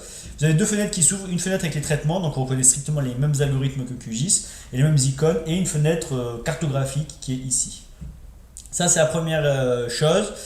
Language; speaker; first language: French; native; French